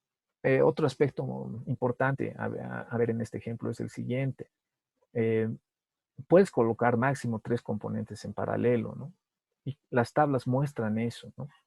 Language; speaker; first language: Spanish; native; Spanish